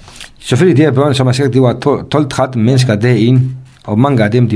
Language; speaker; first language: Danish; non-native, fluent; Kurdish